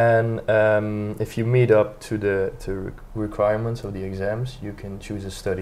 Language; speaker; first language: English; non-native, fluent; Dutch